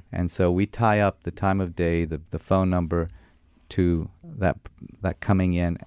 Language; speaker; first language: English; non-native, fluent; Armenian